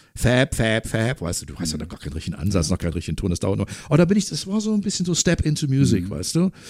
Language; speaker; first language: German; non-native, local second language; English